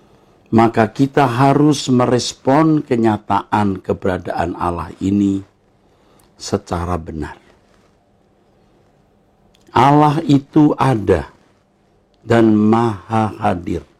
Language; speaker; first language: Indonesian; native; Indonesian